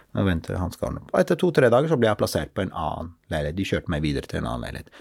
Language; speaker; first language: Norwegian; non-native, fluent; Arabic